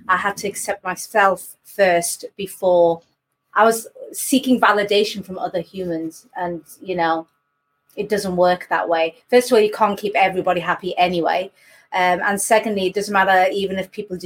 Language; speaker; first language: English; native; English